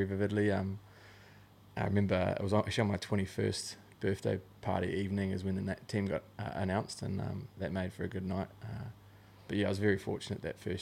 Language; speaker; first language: English; native; English